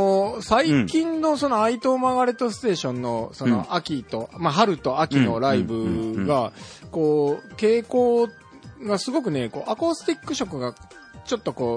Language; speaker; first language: Japanese; native; Japanese